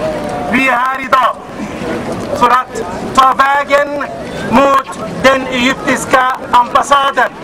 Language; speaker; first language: Swedish; non-native, fluent; Arabic